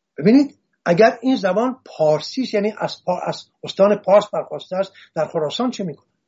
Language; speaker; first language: Persian; non-native, local second language; Assyrian Neo-Aramaic